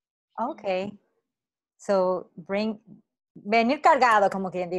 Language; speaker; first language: Spanish; early bilingual, heritage; Spanish